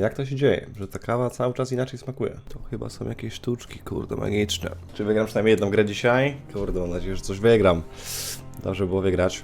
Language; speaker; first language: Polish; native; Polish